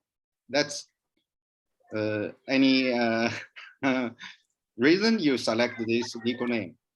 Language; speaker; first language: English; non-native, learner; Chinese